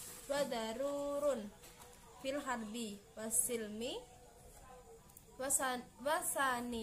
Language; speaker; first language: Arabic; non-native, learner; Indonesian